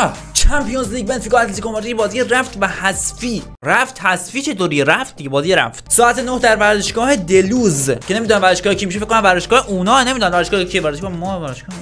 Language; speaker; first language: Persian; native; Persian